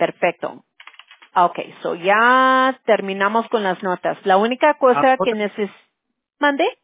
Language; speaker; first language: Spanish; early bilingual, heritage; English